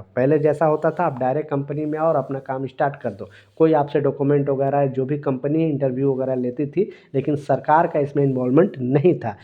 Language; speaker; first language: Hindi; native; Hindi